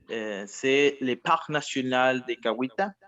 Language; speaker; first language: French; non-native, learner; Spanish